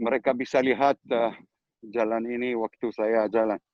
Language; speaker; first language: Indonesian; non-native, learner; Hebrew